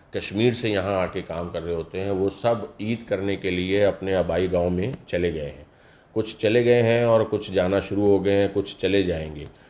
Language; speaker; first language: Urdu; native; Urdu